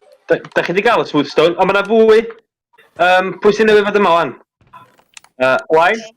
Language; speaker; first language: Welsh; native; Welsh